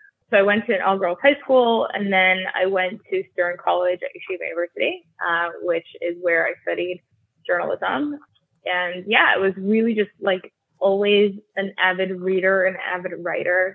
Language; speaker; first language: English; early bilingual, other home language; Russian